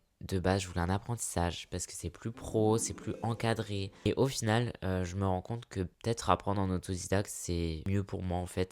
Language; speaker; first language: French; native; French